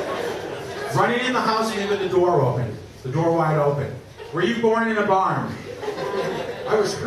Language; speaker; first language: English; native; English